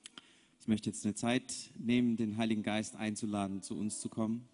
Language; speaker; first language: German; native; German